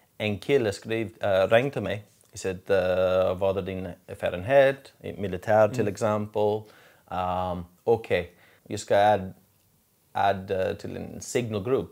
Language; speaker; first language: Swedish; non-native, learner; English